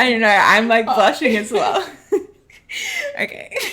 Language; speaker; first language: English; native; English